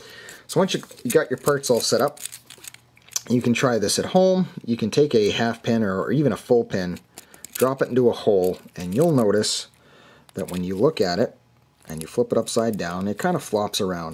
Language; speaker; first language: English; native; English